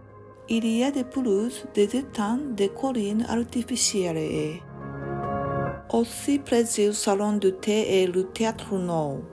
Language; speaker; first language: French; non-native, learner; Japanese